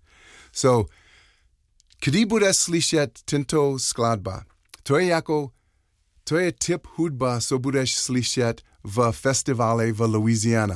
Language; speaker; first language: Czech; non-native, fluent; English